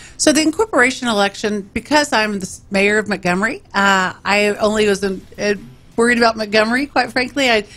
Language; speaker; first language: English; native; English